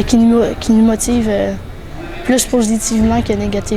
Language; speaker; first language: French; native; French